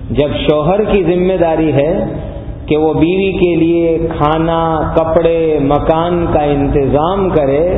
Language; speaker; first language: Urdu; non-native, local second language; Gujarati